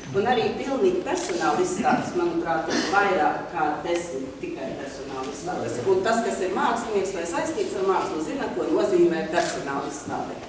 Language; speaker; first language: Latvian; native; Latvian